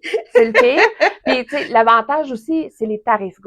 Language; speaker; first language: French; native; French